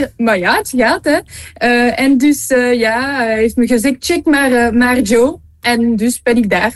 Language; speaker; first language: Dutch; non-native, local second language; French